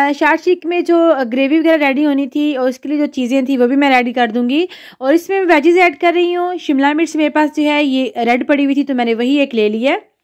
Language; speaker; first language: Urdu; native; Urdu